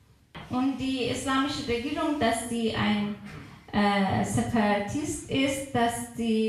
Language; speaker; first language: German; non-native, fluent; Persian